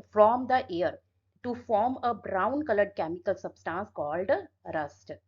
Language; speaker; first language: English; non-native, local second language; Punjabi